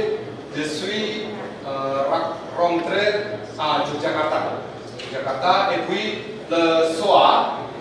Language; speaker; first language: French; non-native, learner; Indonesian